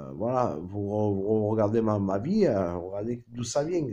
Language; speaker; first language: French; native; French